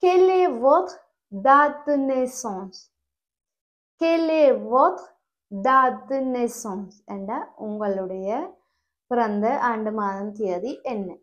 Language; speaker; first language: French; non-native, fluent; Tamil